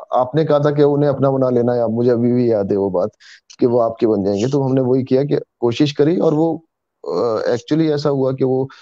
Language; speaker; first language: Hindi; native; Hindi